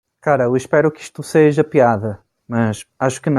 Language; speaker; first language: Portuguese; non-native, fluent; Spanish